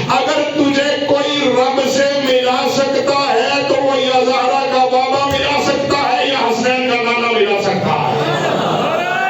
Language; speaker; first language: Urdu; non-native, local second language; Punjabi